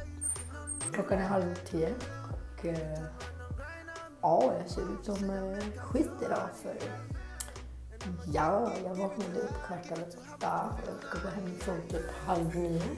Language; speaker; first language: Swedish; native; Swedish